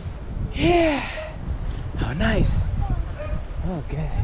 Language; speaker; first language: English; non-native, learner; Amharic